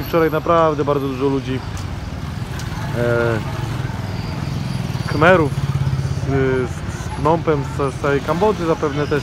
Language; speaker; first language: Polish; native; Polish